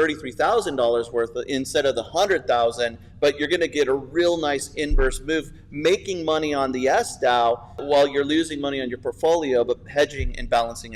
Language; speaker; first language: English; native; English